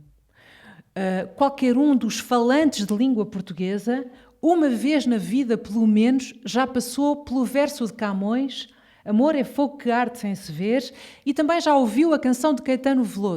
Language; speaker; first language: Portuguese; native; Portuguese